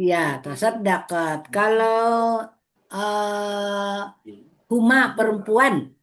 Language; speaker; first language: Indonesian; native; Indonesian